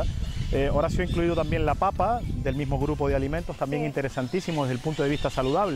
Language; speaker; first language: Spanish; native; Spanish